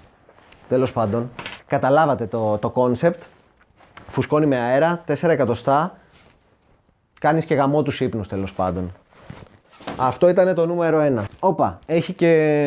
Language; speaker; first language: Greek; native; Greek